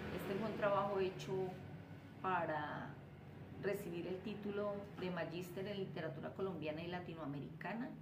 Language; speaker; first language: Spanish; native; Spanish